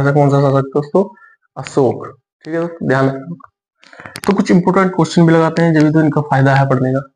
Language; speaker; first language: Hindi; native; Hindi